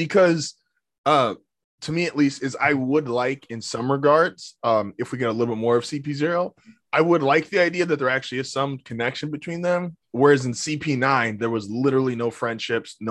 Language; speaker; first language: English; native; English